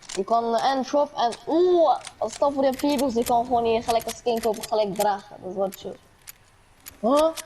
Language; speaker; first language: Dutch; early bilingual, other home language; Turkish